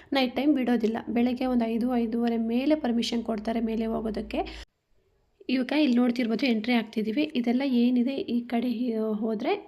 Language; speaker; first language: Kannada; non-native, local second language; Telugu